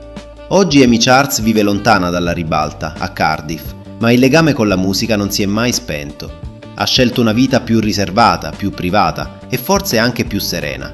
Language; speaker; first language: Italian; native; Italian